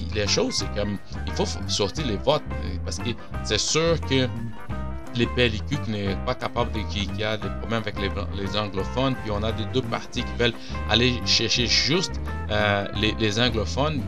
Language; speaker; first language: French; non-native, fluent; Portuguese